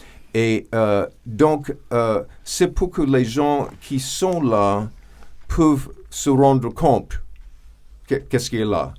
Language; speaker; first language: French; non-native, fluent; English